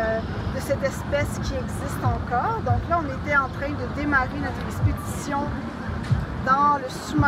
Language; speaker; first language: French; native; French